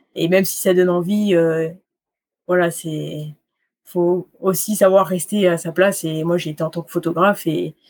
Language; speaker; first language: French; native; French